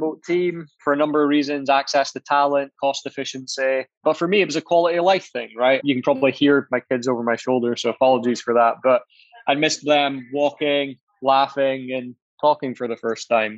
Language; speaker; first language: English; native; English